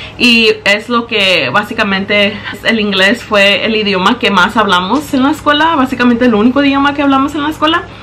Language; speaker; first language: Spanish; early bilingual, heritage; Spanish